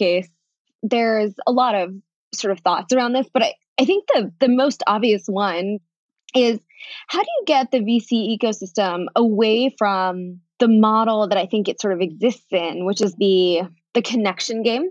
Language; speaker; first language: English; early bilingual, other home language; Bangla